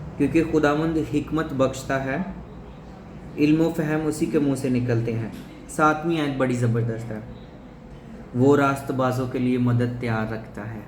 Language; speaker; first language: Urdu; non-native, local second language; Punjabi